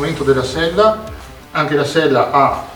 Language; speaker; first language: Italian; native; Italian